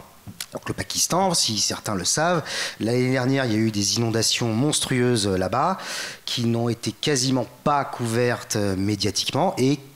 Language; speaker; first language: French; native; French